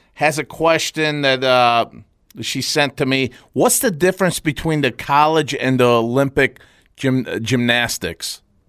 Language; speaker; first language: English; early bilingual, other home language; Armenian